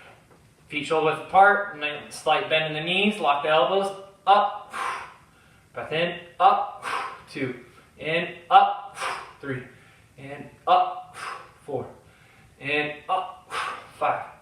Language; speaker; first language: English; native; English